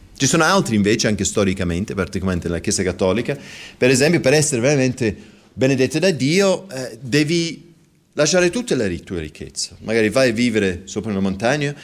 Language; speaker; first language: Italian; non-native, fluent; English